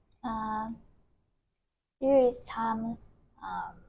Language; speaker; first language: English; non-native, learner; Japanese